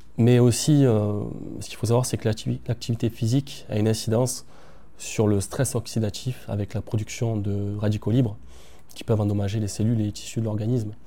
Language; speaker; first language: French; native; French